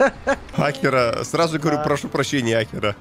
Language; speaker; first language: Russian; native; Russian